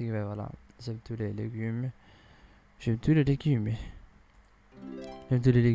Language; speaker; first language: French; non-native, learner; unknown